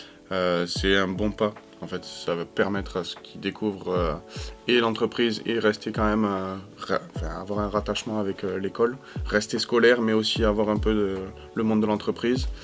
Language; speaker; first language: French; native; French